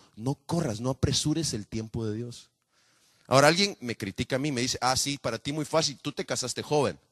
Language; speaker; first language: Spanish; native; Spanish